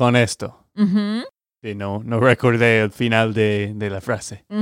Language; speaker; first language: Spanish; non-native, learner; English